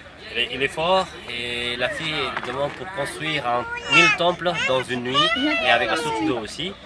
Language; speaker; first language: French; non-native, fluent; Indonesian